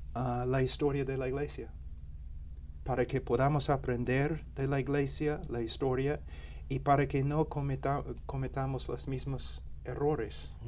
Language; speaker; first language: Spanish; non-native, fluent; English